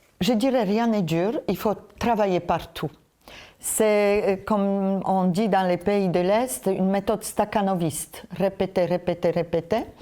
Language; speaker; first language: French; non-native, fluent; Polish